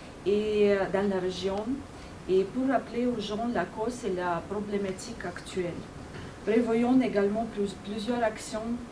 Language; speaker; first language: French; non-native, fluent; Ukrainian